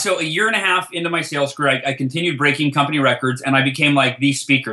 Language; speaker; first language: English; native; English